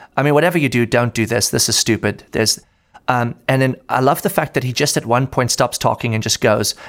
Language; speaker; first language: English; native; English